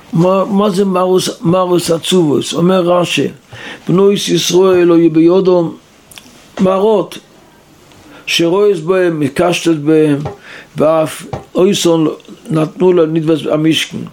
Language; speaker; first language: Hebrew; non-native, local second language; Yiddish